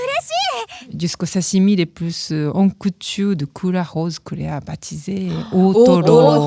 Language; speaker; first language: French; non-native, fluent; Japanese